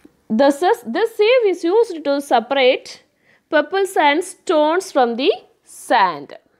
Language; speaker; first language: English; non-native, local second language; Tamil